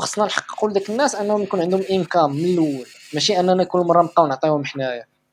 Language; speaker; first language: Arabic; native; Arabic